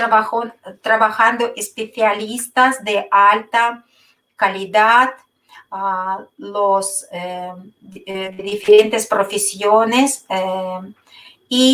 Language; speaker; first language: Spanish; non-native, fluent; Russian